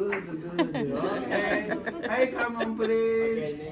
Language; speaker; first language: English; non-native, learner; Japanese